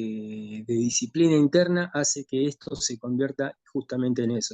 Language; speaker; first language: Spanish; native; Spanish